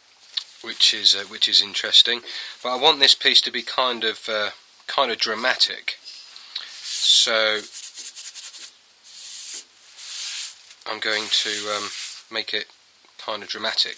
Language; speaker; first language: English; native; English